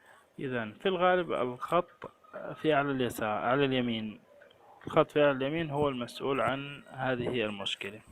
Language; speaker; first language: Arabic; native; Arabic